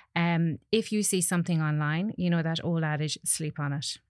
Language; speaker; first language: English; native; English